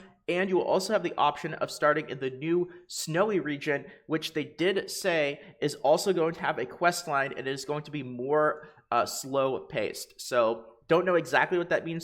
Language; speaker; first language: English; native; English